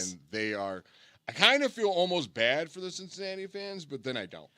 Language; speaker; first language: English; native; English